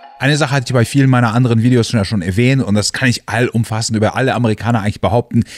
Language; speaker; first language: German; native; German